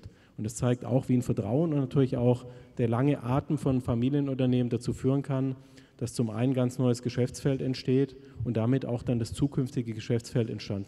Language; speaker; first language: German; native; German